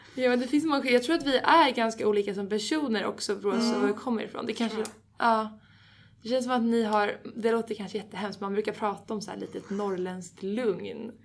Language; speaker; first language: Swedish; native; Swedish